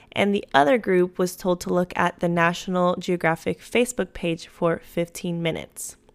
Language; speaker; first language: English; early bilingual, other home language; Spanish